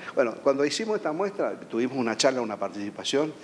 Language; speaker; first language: Spanish; native; Spanish